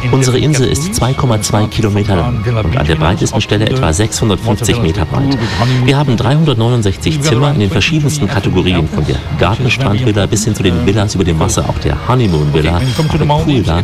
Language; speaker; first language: German; native; German